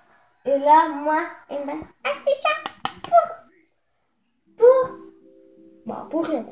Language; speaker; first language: French; native; French